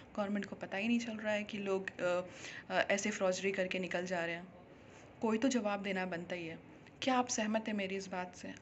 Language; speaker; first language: Hindi; native; Hindi